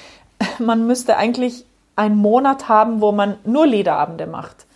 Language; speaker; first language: German; non-native, fluent; Finnish